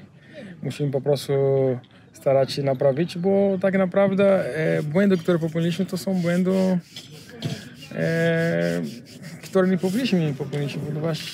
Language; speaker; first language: Polish; non-native, learner; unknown